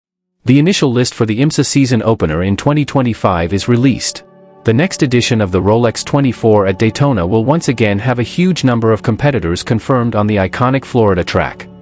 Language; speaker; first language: English; non-native, fluent; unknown